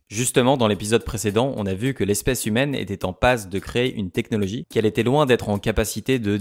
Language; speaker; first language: French; native; French